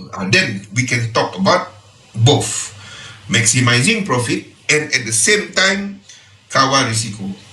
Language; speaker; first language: English; non-native, local second language; Malay